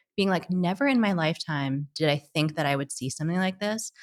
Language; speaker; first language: English; native; English